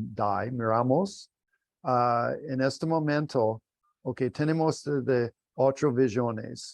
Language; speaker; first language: Spanish; non-native, learner; English